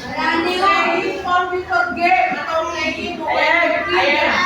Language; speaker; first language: English; non-native, learner; Indonesian